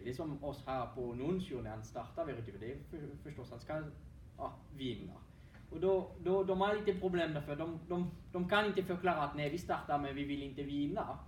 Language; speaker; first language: Swedish; non-native, fluent; French